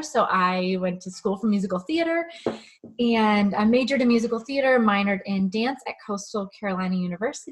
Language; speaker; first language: English; native; English